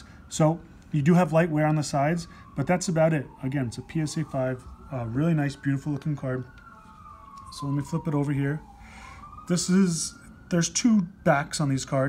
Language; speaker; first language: English; native; English